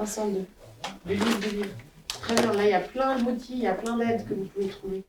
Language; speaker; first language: French; native; French